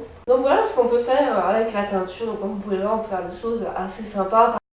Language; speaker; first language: French; native; French